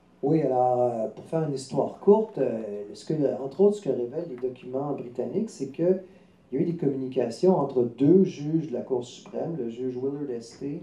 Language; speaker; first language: French; native; French